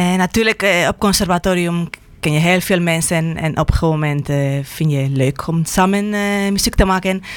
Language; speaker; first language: Dutch; non-native, fluent; Spanish